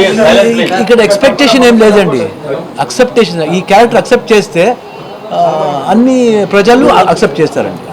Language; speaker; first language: Telugu; non-native, learner; Kannada